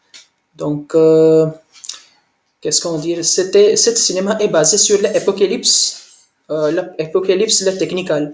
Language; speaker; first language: French; non-native, learner; Hindi